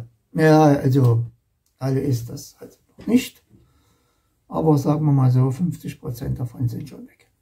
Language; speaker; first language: German; native; German